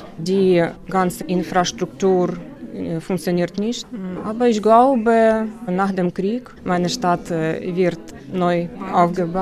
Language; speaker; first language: German; non-native, learner; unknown